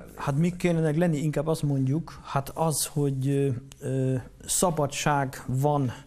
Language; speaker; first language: Hungarian; non-native, fluent; Dutch